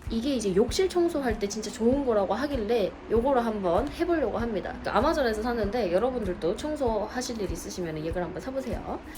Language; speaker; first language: Korean; native; Korean